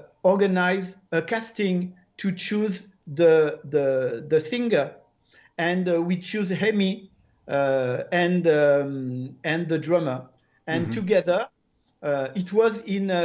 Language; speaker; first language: English; non-native, learner; French